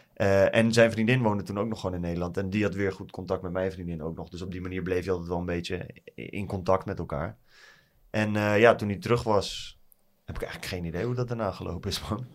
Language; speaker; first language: Dutch; native; Dutch